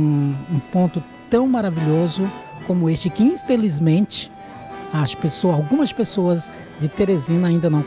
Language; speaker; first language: Portuguese; native; Portuguese